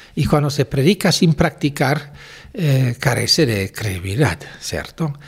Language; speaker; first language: Spanish; non-native, fluent; German